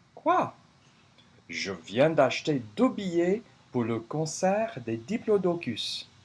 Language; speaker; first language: French; non-native, fluent; English